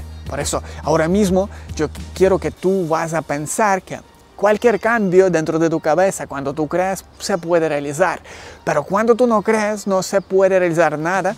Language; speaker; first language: Spanish; non-native, learner; Ukrainian